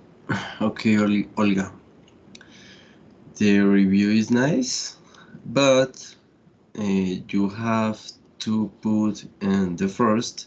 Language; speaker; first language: English; non-native, fluent; Spanish